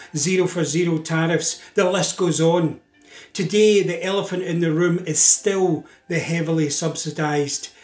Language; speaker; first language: English; native; English